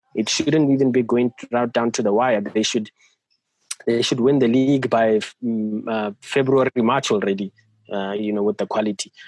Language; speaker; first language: English; non-native, local second language; Southern Sotho